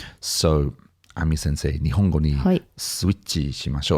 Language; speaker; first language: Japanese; non-native, fluent; English